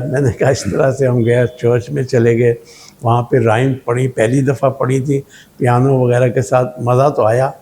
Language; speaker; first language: Urdu; native; Urdu